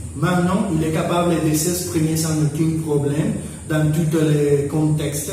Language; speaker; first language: French; non-native, learner; Spanish